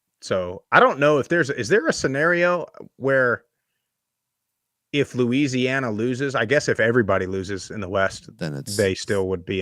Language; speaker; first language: English; native; English